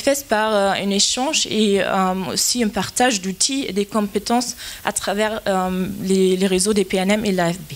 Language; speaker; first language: French; non-native, fluent; German